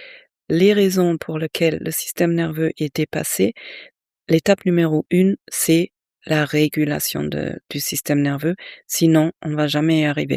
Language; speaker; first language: French; native; French